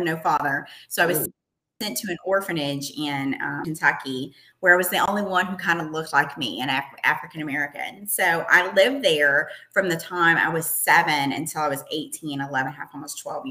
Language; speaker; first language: English; native; English